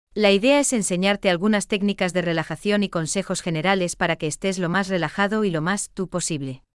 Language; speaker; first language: Spanish; non-native, fluent; German